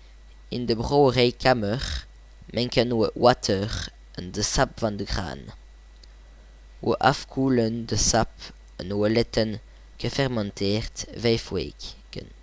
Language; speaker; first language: Dutch; non-native, learner; French